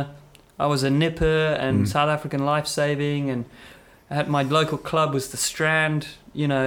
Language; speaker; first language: English; native; English